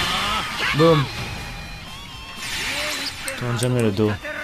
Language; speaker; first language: French; native; French